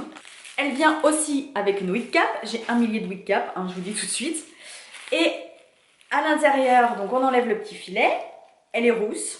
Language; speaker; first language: French; native; French